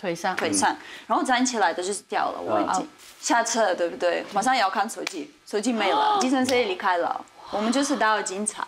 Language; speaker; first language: Chinese; non-native, fluent; French